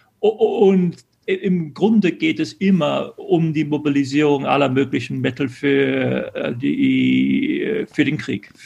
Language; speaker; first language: German; early bilingual, other home language; English